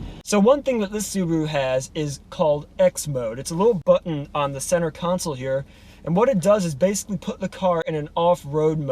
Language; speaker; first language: English; native; English